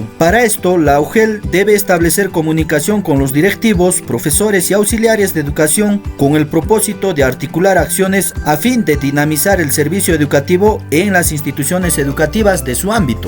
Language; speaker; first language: Spanish; native; Spanish